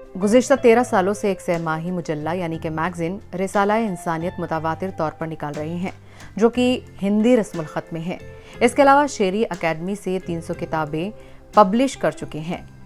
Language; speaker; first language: Urdu; native; Urdu